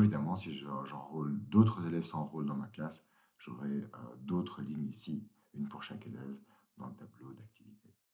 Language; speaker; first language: French; native; French